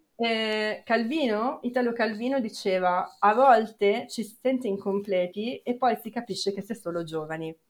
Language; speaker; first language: Italian; native; Italian